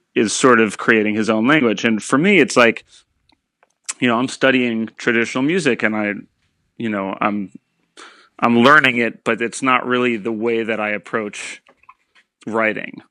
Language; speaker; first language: English; native; English